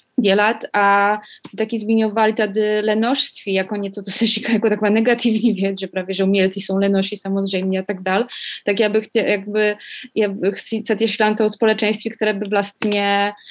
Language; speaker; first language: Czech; non-native, learner; Polish